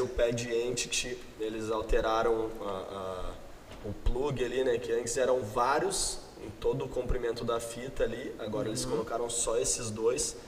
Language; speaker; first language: Portuguese; native; Portuguese